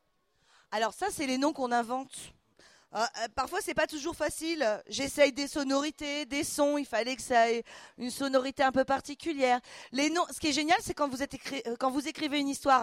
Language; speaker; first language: French; native; French